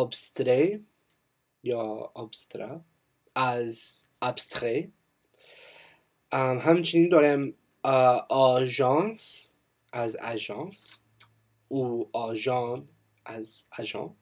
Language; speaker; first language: Persian; non-native, learner; English